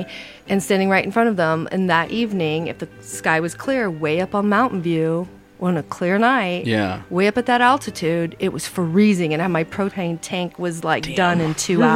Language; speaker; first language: English; native; English